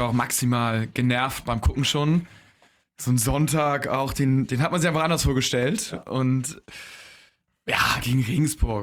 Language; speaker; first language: German; native; German